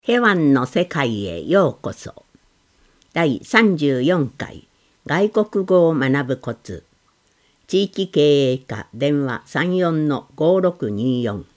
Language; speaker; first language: Japanese; non-native, fluent; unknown